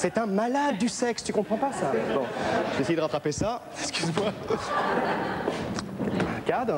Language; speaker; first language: French; native; French